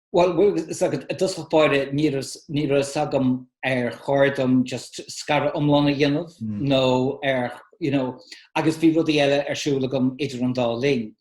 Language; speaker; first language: Irish; native; Irish